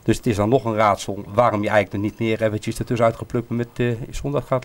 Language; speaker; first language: Dutch; native; Dutch